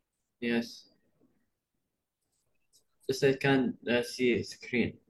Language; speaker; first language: English; non-native, learner; Arabic